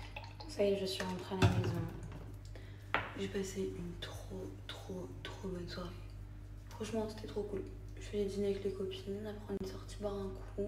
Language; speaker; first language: French; native; French